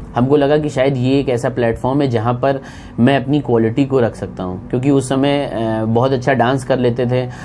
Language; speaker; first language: Hindi; native; Hindi